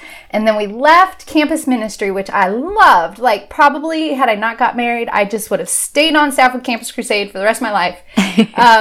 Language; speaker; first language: English; native; English